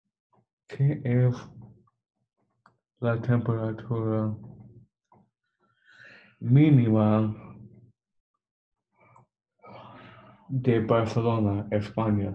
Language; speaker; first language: Spanish; non-native, learner; English